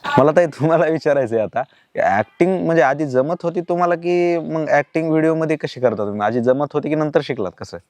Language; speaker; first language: Marathi; native; Marathi